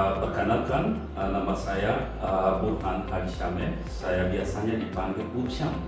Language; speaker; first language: Indonesian; non-native, fluent; Swahili